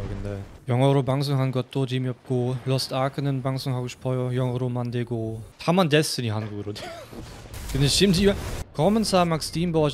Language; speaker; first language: Korean; non-native, fluent; German